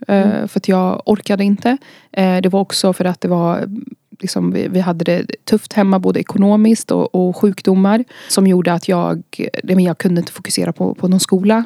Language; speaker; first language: Swedish; early bilingual, other home language; Arabic